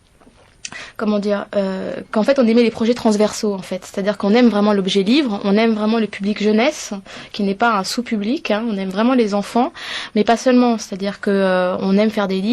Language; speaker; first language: French; native; French